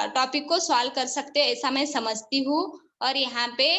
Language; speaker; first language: Hindi; non-native, local second language; Marathi